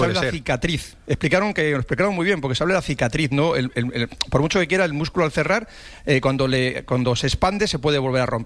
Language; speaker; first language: Spanish; native; Spanish